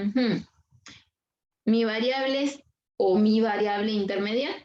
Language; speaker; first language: Spanish; native; Spanish